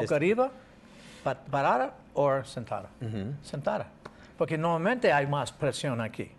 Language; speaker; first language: Spanish; non-native, learner; English